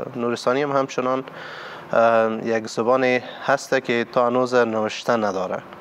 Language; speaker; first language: Persian; non-native, local second language; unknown